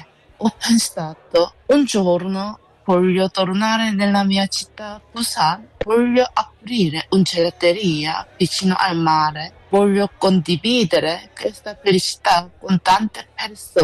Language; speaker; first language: Italian; non-native, learner; Korean